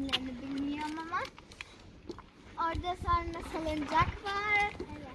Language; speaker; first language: Turkish; early bilingual, heritage; Turkish